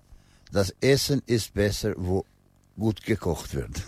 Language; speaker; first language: German; non-native, fluent; Albanian